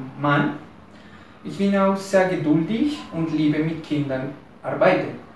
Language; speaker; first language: German; non-native, learner; Spanish